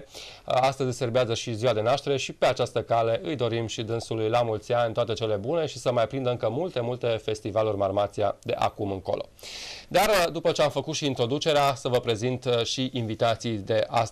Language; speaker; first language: Romanian; native; Romanian